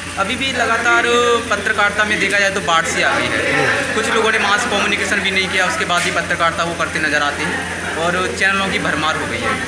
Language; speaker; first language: Hindi; native; Hindi